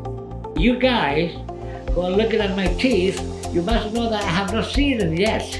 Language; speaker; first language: English; non-native, local second language; Spanish